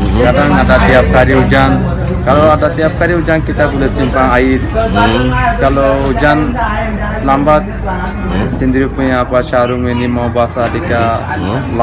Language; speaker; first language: Indonesian; non-native, learner; Rohingya